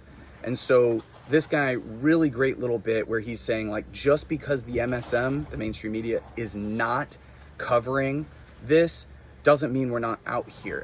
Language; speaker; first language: English; native; English